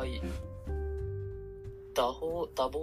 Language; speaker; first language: Japanese; non-native, learner; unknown